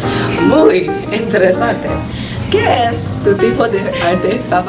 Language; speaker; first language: Spanish; non-native, learner; English